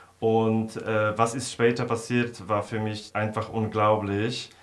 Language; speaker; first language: German; non-native, fluent; Polish